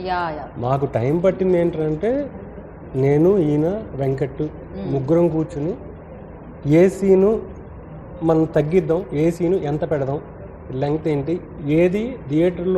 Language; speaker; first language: Telugu; native; Telugu